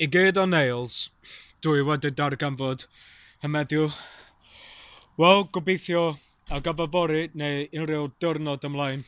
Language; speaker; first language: Welsh; non-native, local second language; English